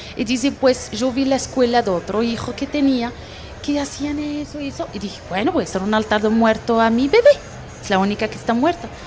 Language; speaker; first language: Spanish; non-native, fluent; Arabic